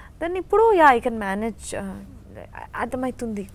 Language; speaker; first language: Telugu; non-native, learner; Bangla